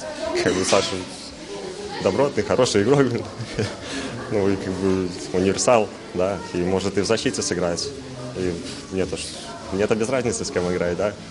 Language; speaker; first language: Russian; native; Russian